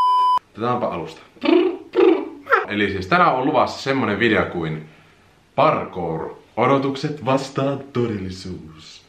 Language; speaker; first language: Finnish; native; Finnish